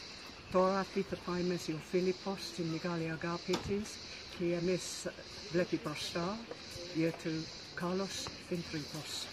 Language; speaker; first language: Greek; non-native, learner; English